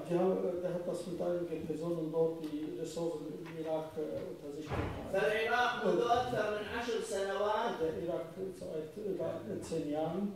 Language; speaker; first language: German; non-native, fluent; Arabic